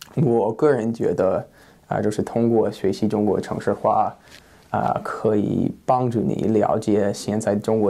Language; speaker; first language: Chinese; non-native, learner; English